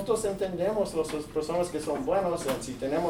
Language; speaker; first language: Spanish; early bilingual, heritage; English